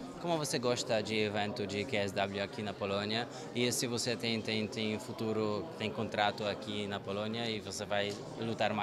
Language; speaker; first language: Portuguese; non-native, fluent; Polish